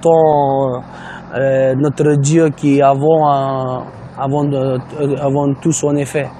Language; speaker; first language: French; non-native, learner; Fijian